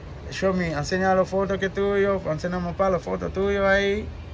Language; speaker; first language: Spanish; non-native, learner; English